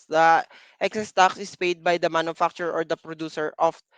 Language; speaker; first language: English; non-native, local second language; Filipino